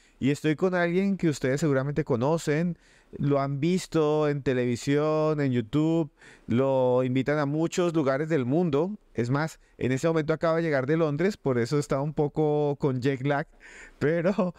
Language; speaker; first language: Spanish; native; Spanish